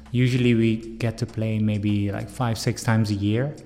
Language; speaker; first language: English; non-native, fluent; Dutch